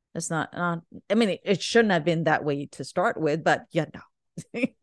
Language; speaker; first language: English; non-native, local second language; Urdu